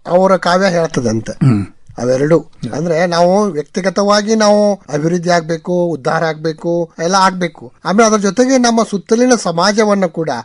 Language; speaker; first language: Kannada; native; Kannada